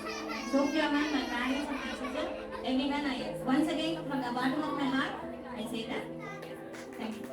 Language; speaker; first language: Tamil; native; Tamil